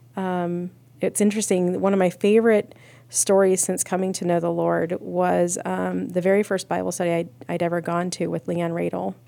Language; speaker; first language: English; native; English